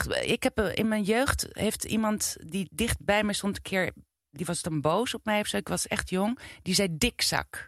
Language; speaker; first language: Dutch; native; Dutch